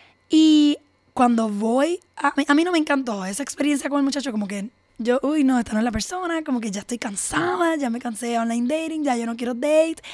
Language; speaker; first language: Spanish; early bilingual, heritage; Spanish